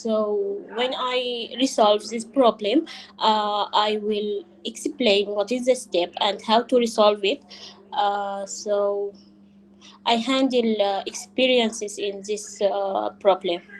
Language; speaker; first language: English; non-native, learner; Arabic